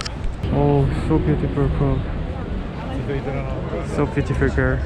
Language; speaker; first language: English; non-native, learner; Korean